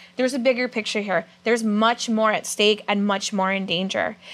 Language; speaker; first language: English; native; English